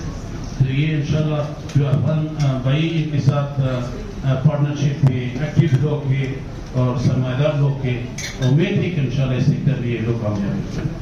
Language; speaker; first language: Hindi; non-native, fluent; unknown